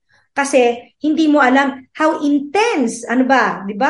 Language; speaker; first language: Filipino; native; Filipino